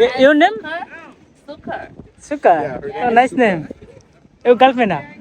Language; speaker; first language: English; non-native, learner; Bangla